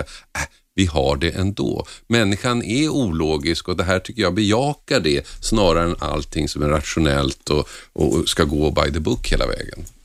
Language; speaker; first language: Swedish; native; Swedish